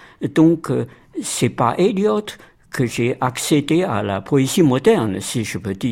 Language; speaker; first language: French; non-native, fluent; Chinese